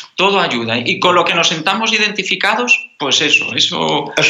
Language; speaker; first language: Spanish; native; Spanish